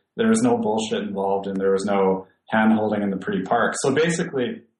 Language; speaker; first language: English; native; English